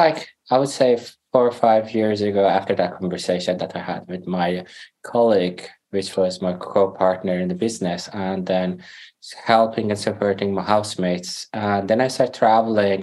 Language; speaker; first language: English; non-native, fluent; Persian